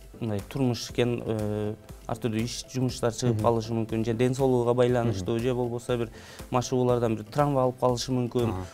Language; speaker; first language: Kyrgyz; native; Kyrgyz